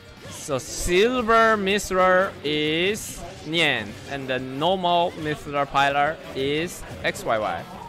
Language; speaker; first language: English; non-native, learner; Chinese